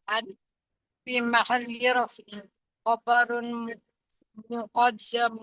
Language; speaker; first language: Arabic; non-native, learner; Indonesian